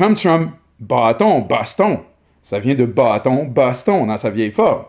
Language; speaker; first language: French; native; French